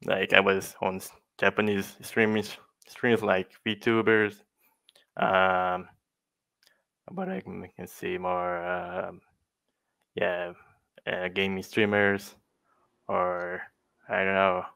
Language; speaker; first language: English; non-native, fluent; Portuguese